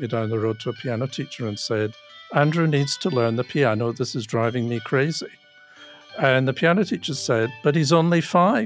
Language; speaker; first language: English; native; English